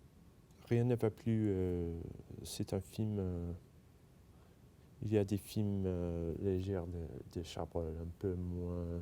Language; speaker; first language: French; non-native, fluent; English